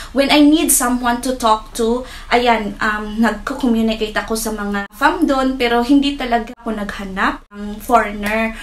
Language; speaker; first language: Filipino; non-native, local second language; Cebuano